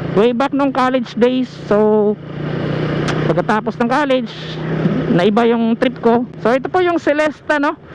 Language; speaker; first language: Filipino; non-native, local second language; Cebuano